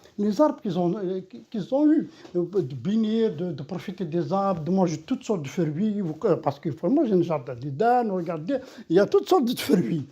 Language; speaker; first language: French; non-native, local second language; Kabyle